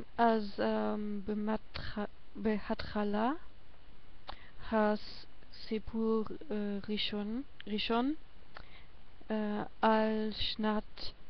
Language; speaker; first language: Hebrew; non-native, learner; German